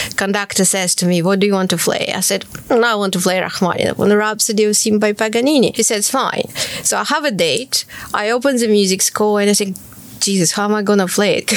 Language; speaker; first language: English; non-native, fluent; Ukrainian